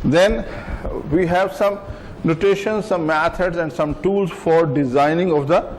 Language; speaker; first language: English; non-native, local second language; Urdu